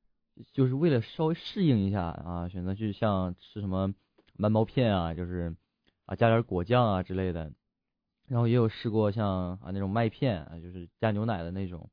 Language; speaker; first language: Chinese; native; Chinese